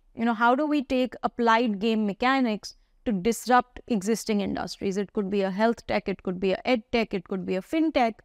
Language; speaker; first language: English; non-native, local second language; Hindi